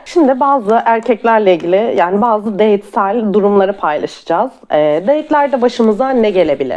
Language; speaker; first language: Turkish; native; Turkish